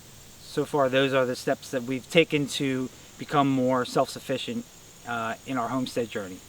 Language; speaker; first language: English; native; English